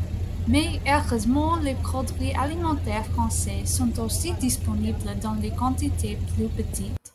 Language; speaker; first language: French; non-native, fluent; English